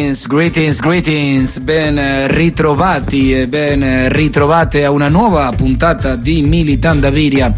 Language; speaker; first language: Italian; native; Italian